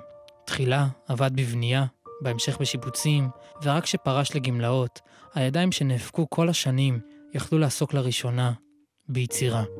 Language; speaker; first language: Hebrew; native; Hebrew